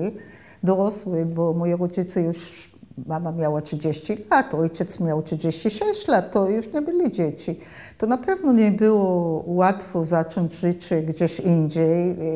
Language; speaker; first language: Polish; early bilingual, heritage; Polish